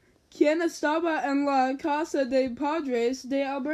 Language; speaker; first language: Spanish; non-native, learner; English